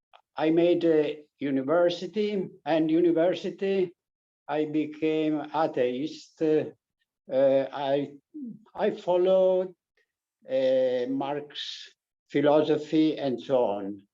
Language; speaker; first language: English; non-native, learner; Italian